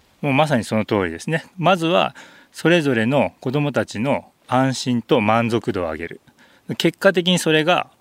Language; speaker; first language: Japanese; native; Japanese